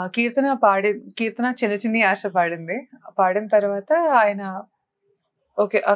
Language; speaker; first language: Telugu; native; Telugu